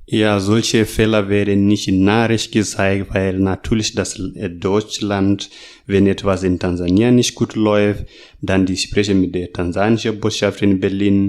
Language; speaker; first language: German; non-native, learner; Masai